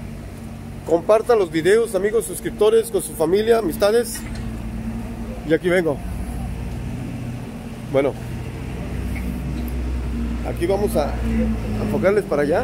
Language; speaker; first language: Spanish; native; Spanish